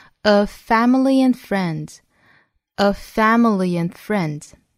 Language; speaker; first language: English; non-native, fluent; Chinese